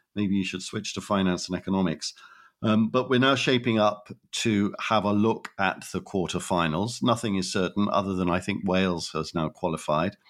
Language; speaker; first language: English; native; English